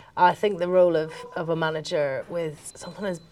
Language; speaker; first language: English; native; English